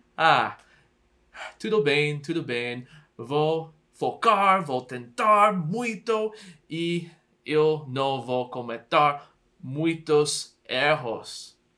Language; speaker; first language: Portuguese; non-native, learner; Dutch